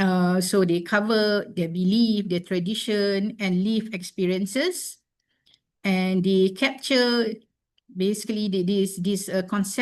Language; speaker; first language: English; non-native, local second language; Malay